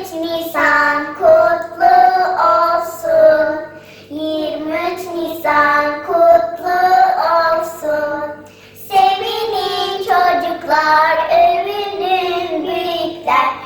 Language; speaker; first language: Turkish; early bilingual, heritage; Turkish